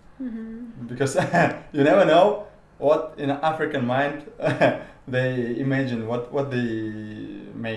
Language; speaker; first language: English; non-native, learner; Russian